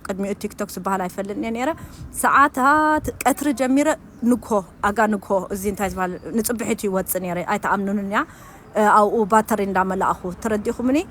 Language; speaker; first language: Tigrinya; early bilingual, heritage; German